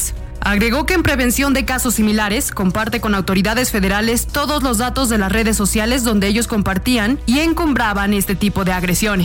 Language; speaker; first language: Spanish; native; Spanish